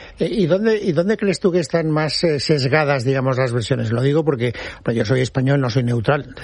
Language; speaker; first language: Spanish; native; Spanish